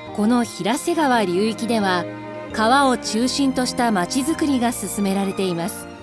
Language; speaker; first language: Japanese; native; Japanese